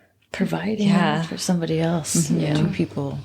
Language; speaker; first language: English; native; English